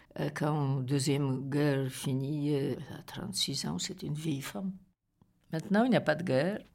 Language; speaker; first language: French; non-native, fluent; Polish